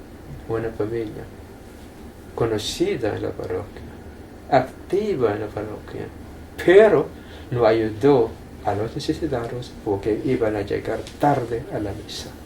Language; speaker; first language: Spanish; non-native, fluent; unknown